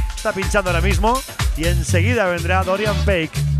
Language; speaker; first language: Spanish; native; Spanish